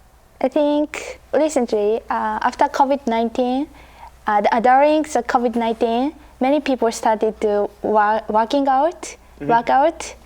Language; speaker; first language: English; non-native, learner; Japanese